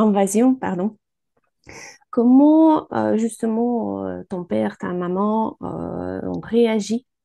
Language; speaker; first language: French; non-native, fluent; Ukrainian